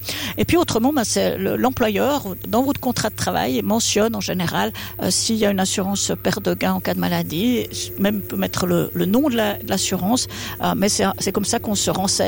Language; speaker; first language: French; native; French